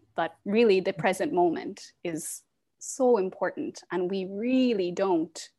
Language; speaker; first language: English; native; English